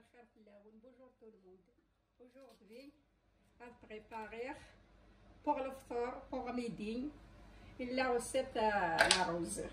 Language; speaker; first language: French; non-native, local second language; Arabic